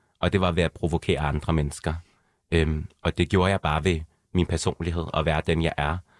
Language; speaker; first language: Danish; early bilingual, other home language; Arabic